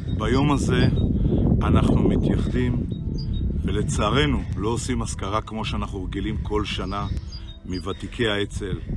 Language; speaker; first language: Hebrew; native; Hebrew